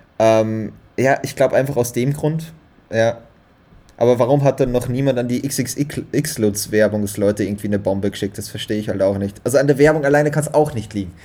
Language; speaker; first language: German; native; German